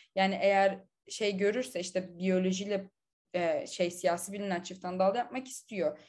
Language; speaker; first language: Turkish; native; Turkish